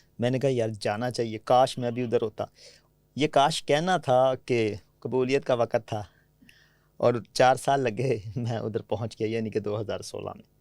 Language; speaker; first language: Urdu; non-native, local second language; Punjabi